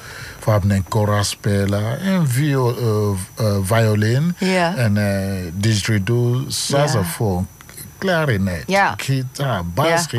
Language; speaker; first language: Dutch; non-native, fluent; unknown